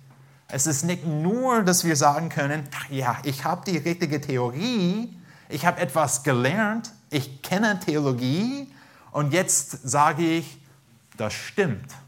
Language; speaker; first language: German; non-native, fluent; English